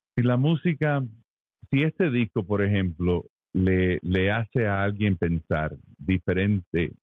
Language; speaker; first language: Spanish; early bilingual, heritage; Spanish